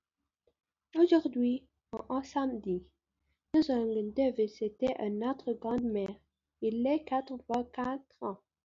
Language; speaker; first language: French; non-native, learner; Arabic